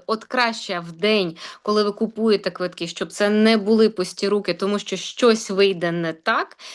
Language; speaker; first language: Ukrainian; native; Ukrainian